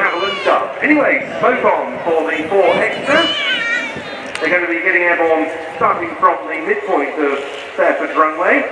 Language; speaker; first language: English; native; English